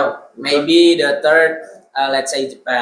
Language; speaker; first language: English; non-native, learner; Indonesian